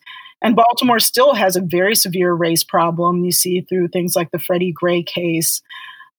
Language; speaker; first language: English; native; English